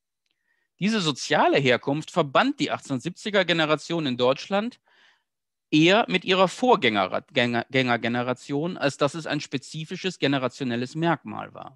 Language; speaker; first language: German; native; German